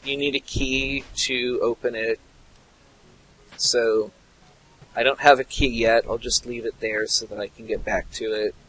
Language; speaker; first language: English; native; English